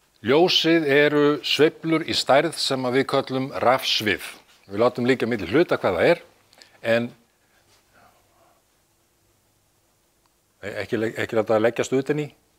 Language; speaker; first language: Icelandic; native; Icelandic